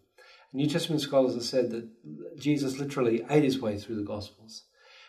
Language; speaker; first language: English; native; English